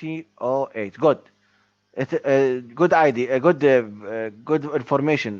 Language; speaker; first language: English; non-native, learner; Arabic